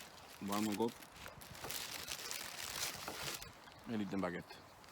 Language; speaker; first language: Swedish; non-native, fluent; Spanish